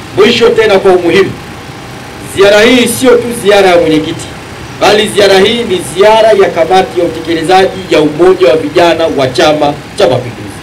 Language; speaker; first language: Swahili; native; Swahili